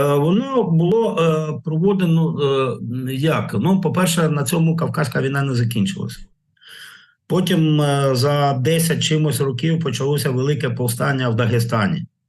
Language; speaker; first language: Ukrainian; native; Ukrainian